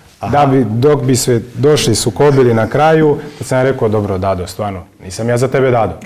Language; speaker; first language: Croatian; native; Croatian